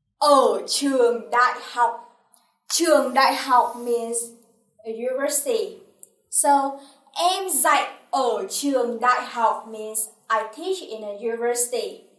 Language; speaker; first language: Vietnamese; native; Vietnamese